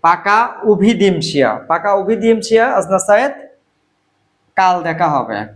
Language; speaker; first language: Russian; non-native, learner; Bangla